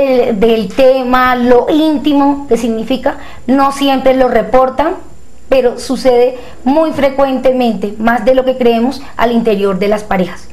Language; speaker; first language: Spanish; native; Spanish